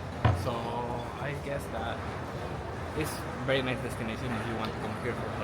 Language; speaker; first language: English; non-native, fluent; Spanish